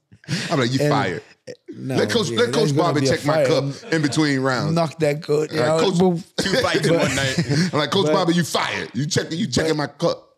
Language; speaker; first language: English; native; English